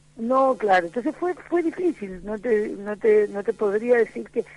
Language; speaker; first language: Spanish; native; Spanish